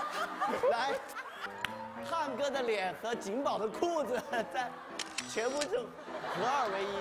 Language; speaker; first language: Chinese; native; Chinese